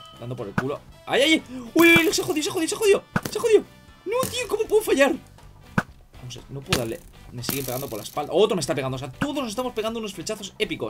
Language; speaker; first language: Spanish; native; Spanish